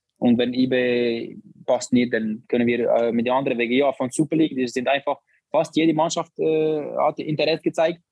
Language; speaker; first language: German; non-native, learner; Albanian